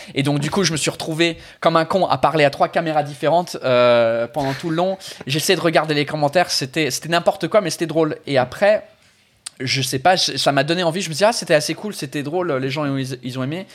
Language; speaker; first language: French; non-native, fluent; English